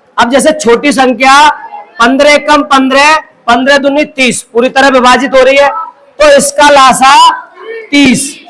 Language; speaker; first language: Hindi; native; Hindi